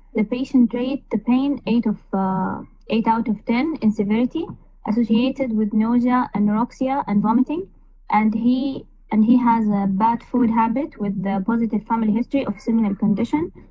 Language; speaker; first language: English; non-native, fluent; Arabic